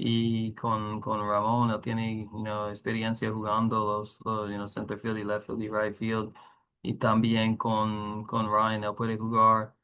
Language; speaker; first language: Spanish; non-native, learner; English